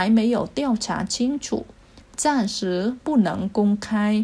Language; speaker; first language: Chinese; non-native, fluent; Vietnamese